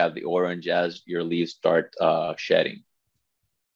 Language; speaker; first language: English; non-native, fluent; Spanish